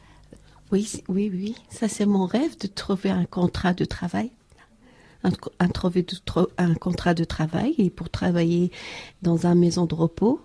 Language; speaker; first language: French; non-native, learner; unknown